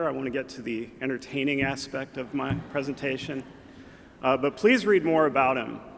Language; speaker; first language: English; native; English